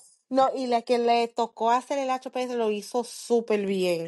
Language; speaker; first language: Spanish; early bilingual, heritage; Spanish